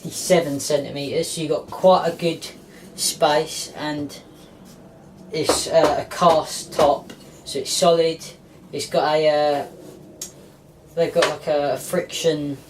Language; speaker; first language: English; native; English